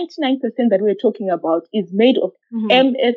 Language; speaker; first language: English; non-native, local second language; Shona